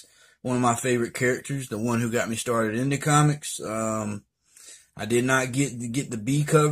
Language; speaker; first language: English; native; English